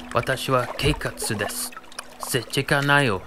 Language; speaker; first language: Japanese; non-native, learner; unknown